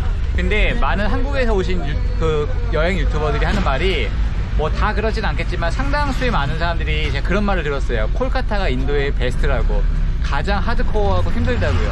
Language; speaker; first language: Korean; native; Korean